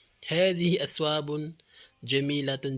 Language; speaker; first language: Arabic; non-native, fluent; Filipino